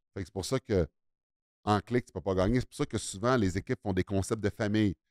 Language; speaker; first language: French; native; French